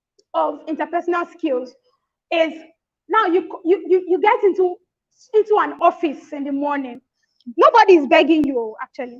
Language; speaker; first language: English; non-native, local second language; Yoruba